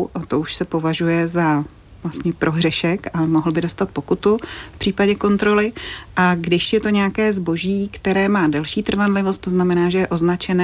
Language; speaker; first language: Czech; native; Czech